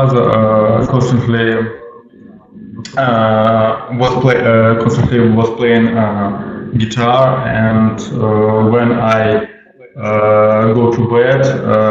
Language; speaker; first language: English; non-native, learner; Russian